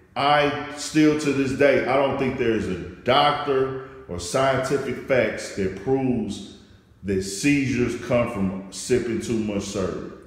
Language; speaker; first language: English; native; English